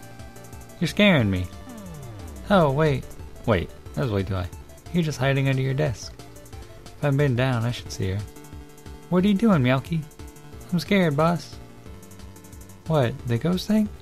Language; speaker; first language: English; native; English